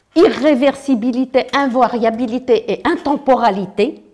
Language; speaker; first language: French; non-native, local second language; Arabic